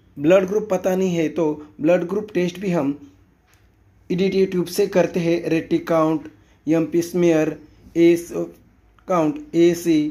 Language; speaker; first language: Hindi; non-native, local second language; Marathi